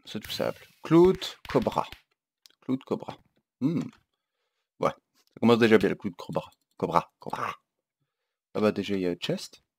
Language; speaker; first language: French; native; French